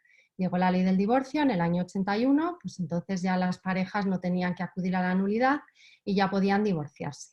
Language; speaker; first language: Spanish; native; Spanish